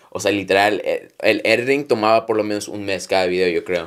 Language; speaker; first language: Spanish; early bilingual, heritage; Spanish